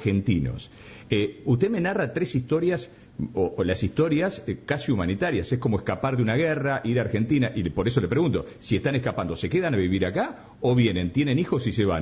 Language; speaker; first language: Spanish; native; Spanish